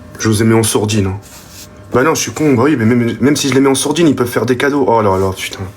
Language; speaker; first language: French; early bilingual, other home language; Arabic